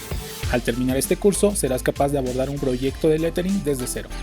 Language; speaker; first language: Spanish; native; Spanish